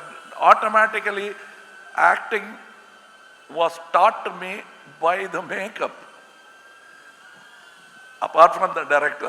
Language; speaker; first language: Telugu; non-native, local second language; Tamil